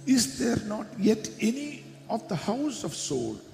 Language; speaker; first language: English; non-native, local second language; Malayalam